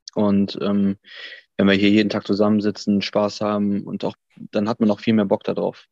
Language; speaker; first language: German; native; German